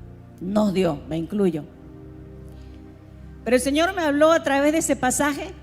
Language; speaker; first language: Spanish; native; Spanish